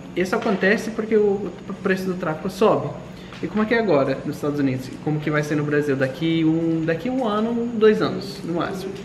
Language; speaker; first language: Portuguese; non-native, fluent; English